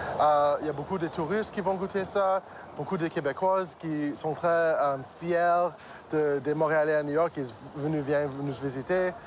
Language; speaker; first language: French; non-native, local second language; English